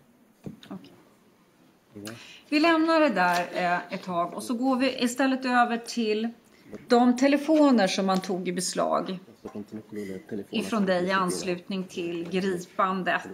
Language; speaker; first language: Swedish; native; Swedish